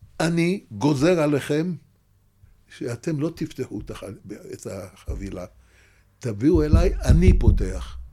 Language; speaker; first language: Hebrew; native; Hebrew